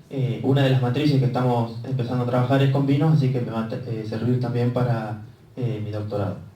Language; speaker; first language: Spanish; native; Spanish